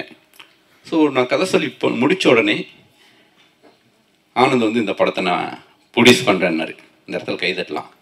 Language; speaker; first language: Tamil; native; Tamil